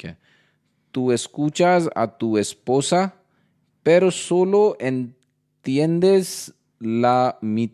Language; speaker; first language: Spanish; non-native, learner; Hindi